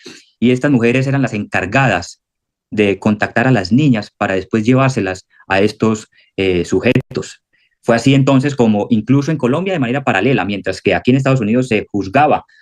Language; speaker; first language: Spanish; native; Spanish